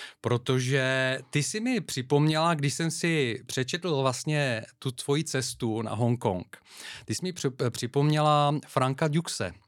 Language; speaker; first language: Czech; non-native, fluent; Bulgarian